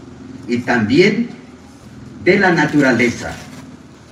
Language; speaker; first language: Spanish; non-native, local second language; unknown